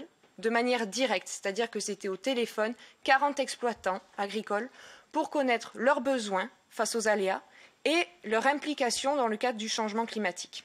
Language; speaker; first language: French; native; French